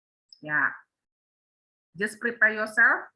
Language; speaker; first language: English; non-native, learner; Indonesian